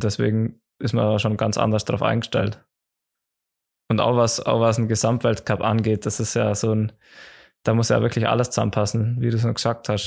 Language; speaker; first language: German; native; German